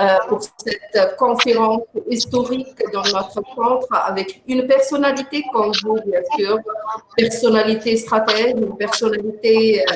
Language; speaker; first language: French; non-native, local second language; Arabic